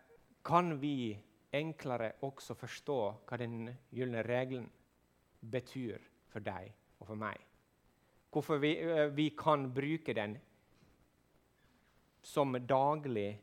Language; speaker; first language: Swedish; non-native, fluent; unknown